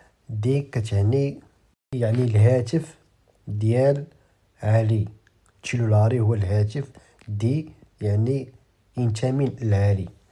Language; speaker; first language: Arabic; native; Arabic